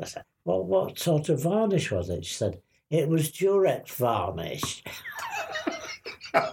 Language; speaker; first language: English; native; English